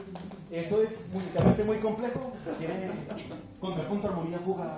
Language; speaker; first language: Spanish; native; Spanish